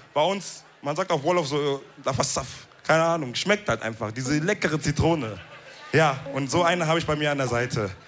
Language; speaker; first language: German; early bilingual, other home language; Wolof